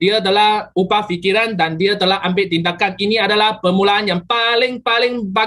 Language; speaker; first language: Malay; native; Malay